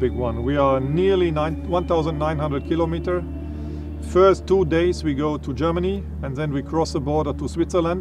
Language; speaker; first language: English; non-native, fluent; German